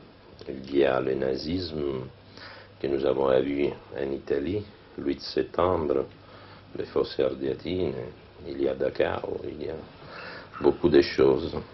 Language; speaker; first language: French; non-native, learner; Italian